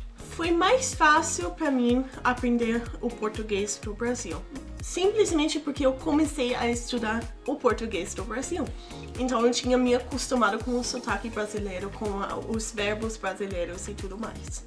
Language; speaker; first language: Portuguese; non-native, fluent; English